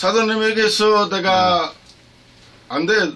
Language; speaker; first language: Korean; non-native, learner; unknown